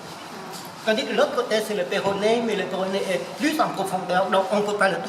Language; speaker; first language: French; native; French